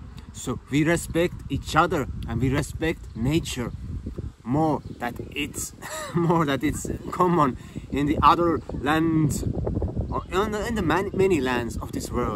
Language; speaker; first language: English; non-native, fluent; Estonian